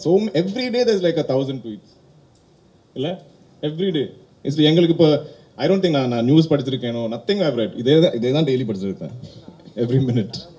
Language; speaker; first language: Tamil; non-native, fluent; Malayalam